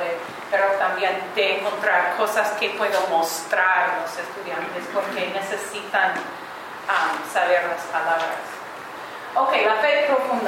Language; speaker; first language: Spanish; non-native, learner; English